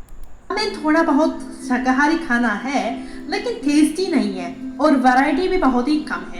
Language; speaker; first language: Hindi; non-native, fluent; Japanese